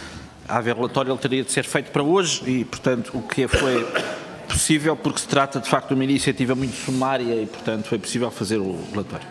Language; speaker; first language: Portuguese; native; Portuguese